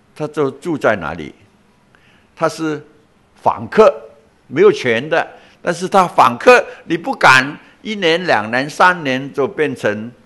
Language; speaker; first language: Chinese; non-native, local second language; Cantonese